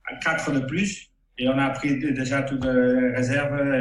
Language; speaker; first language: French; non-native, fluent; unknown